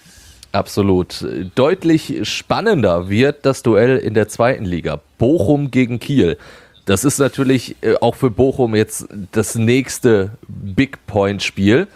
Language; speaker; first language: German; native; German